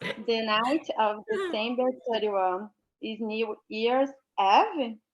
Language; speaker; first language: English; non-native, learner; Portuguese